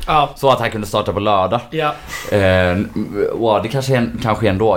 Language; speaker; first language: Swedish; native; Swedish